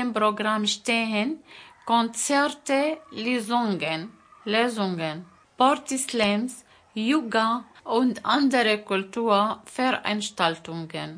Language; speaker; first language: German; non-native, fluent; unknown